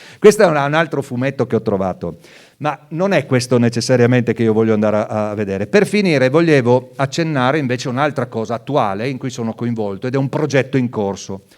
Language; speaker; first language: Italian; non-native, local second language; Friulian